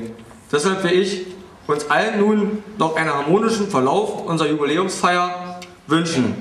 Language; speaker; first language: German; native; German